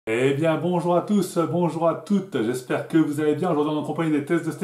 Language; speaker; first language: French; native; French